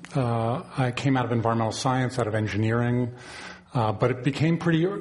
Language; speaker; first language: English; native; English